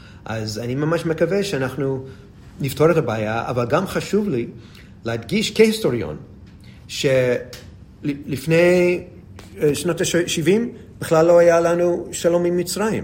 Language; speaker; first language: Hebrew; non-native, fluent; English